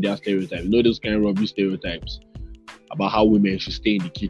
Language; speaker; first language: English; non-native, local second language; Yoruba